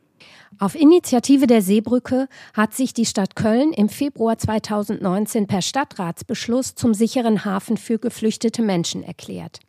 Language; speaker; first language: German; native; German